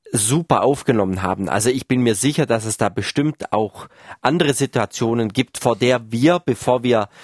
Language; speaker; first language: German; native; German